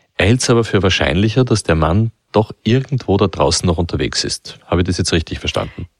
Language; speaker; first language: German; native; German